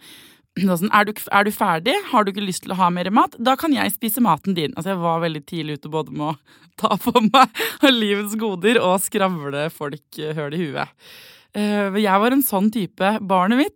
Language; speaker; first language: Norwegian; native; Norwegian